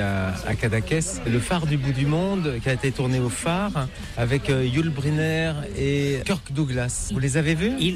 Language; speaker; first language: French; native; French